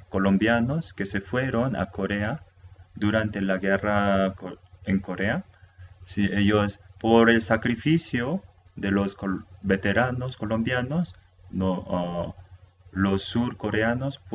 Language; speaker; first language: Spanish; non-native, fluent; Korean